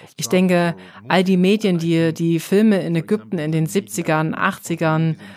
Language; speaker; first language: German; non-native, fluent; Arabic